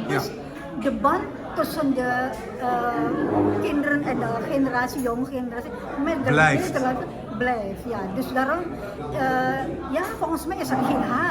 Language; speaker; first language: Dutch; early bilingual, heritage; Indonesian